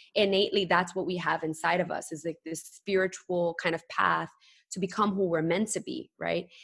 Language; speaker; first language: English; native; English